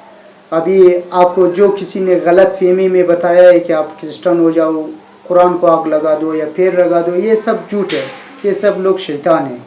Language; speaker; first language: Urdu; non-native, learner; Persian